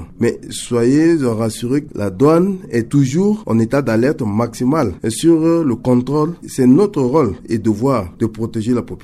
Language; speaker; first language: French; non-native, local second language; Sango